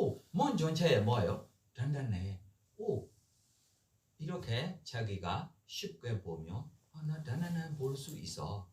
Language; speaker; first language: Korean; non-native, learner; Burmese